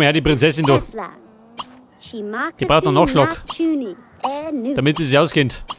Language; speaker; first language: German; native; German